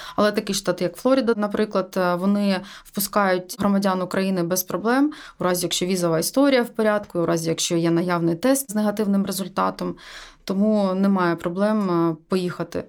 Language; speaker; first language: Ukrainian; native; Ukrainian